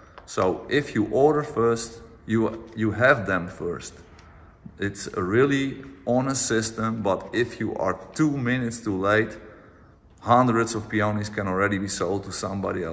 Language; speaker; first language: English; non-native, fluent; Dutch